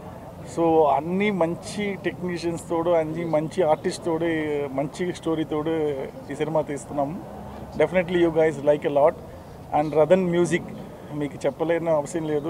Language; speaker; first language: Telugu; non-native, fluent; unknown